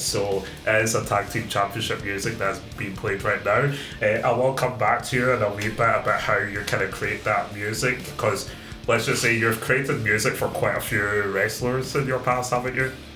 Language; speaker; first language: English; native; English